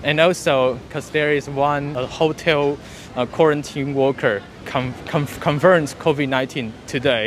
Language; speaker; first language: English; non-native, fluent; Chinese